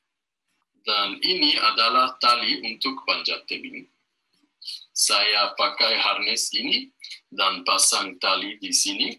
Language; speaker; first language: Indonesian; non-native, learner; German